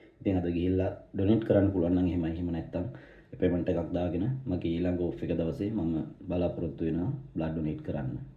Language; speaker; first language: Sinhala; native; Sinhala